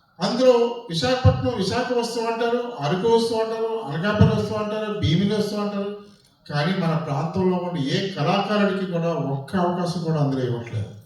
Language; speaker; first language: Telugu; native; Telugu